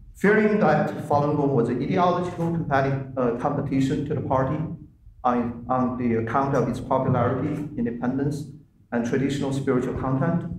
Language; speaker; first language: English; non-native, fluent; Chinese